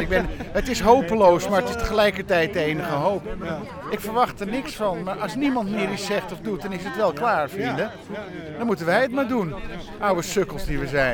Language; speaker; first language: Dutch; native; Dutch